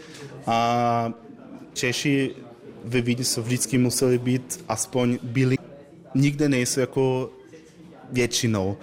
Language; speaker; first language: Czech; non-native, learner; Croatian